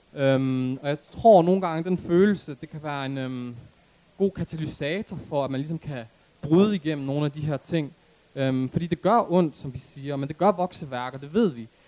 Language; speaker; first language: Danish; early bilingual, other home language; Arabic